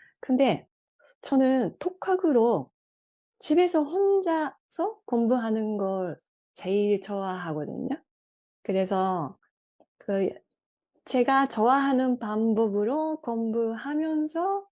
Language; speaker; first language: Korean; non-native, fluent; Japanese